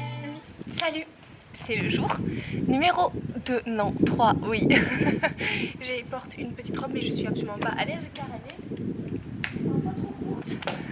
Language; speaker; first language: French; native; French